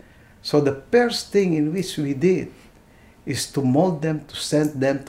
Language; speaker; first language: English; non-native, local second language; Filipino